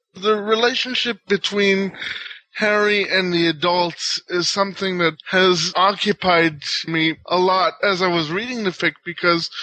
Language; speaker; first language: English; non-native, fluent; Hebrew